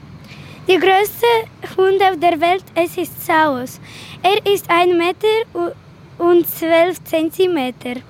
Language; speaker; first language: German; non-native, learner; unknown